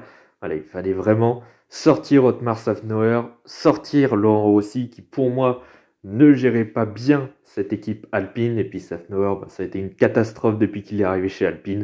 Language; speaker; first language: French; native; French